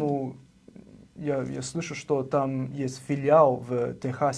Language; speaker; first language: Russian; non-native, fluent; English